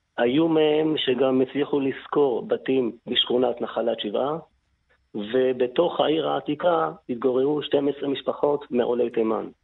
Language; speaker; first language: Hebrew; non-native, fluent; Arabic